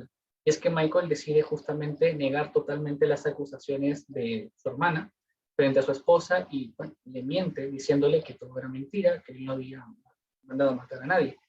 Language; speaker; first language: Spanish; native; Spanish